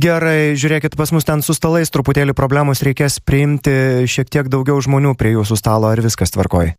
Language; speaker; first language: Lithuanian; native; Lithuanian